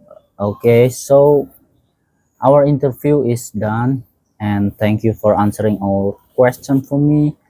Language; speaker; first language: English; non-native, fluent; Indonesian